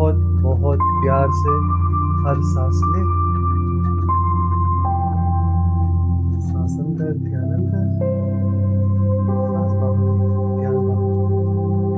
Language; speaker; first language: Hindi; native; Hindi